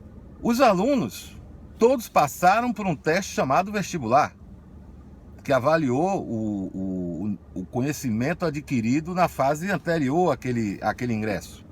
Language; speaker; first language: Portuguese; native; Portuguese